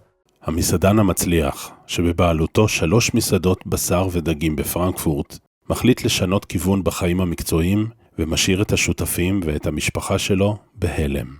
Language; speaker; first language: Hebrew; native; Hebrew